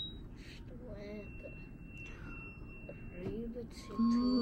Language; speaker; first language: Russian; early bilingual, heritage; Russian